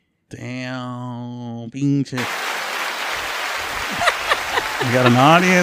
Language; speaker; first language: English; early bilingual, other home language; Spanish